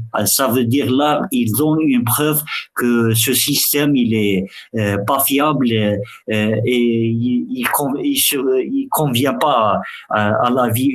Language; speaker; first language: French; early bilingual, other home language; Arabic